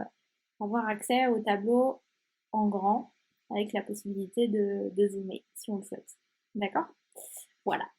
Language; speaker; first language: French; native; French